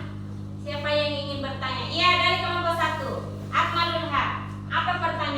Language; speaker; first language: Indonesian; native; Indonesian